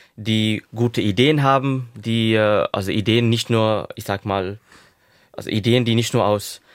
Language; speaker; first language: German; non-native, fluent; Urdu